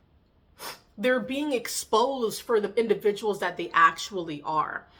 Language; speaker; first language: English; native; English